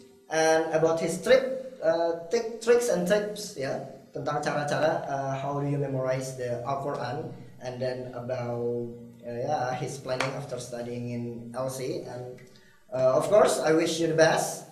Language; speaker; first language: English; non-native, fluent; Indonesian